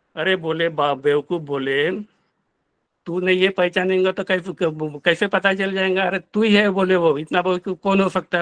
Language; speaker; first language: Hindi; non-native, local second language; Marathi